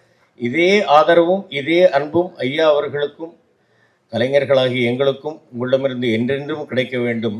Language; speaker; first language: Tamil; native; Tamil